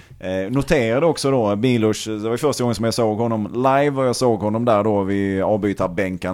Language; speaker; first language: Swedish; native; Swedish